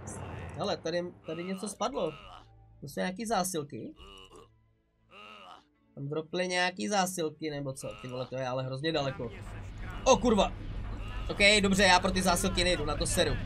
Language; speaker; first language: Czech; native; Czech